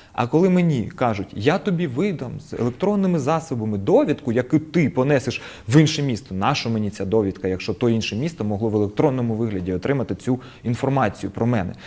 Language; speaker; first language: Ukrainian; non-native, local second language; Russian